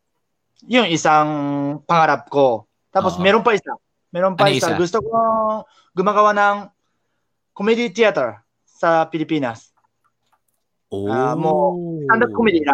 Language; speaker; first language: Filipino; non-native, learner; Japanese